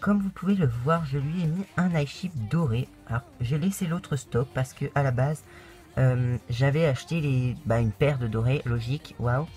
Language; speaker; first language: French; native; French